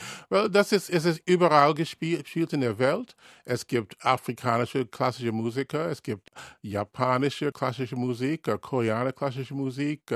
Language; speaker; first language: German; non-native, learner; English